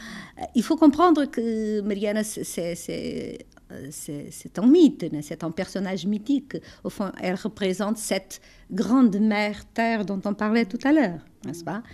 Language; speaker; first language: French; non-native, fluent; Portuguese